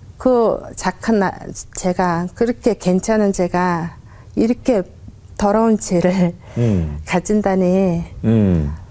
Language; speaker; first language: Korean; non-native, fluent; Mongolian